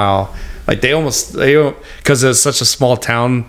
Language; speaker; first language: English; native; English